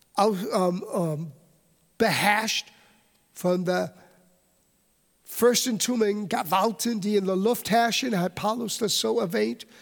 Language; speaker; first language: German; non-native, fluent; English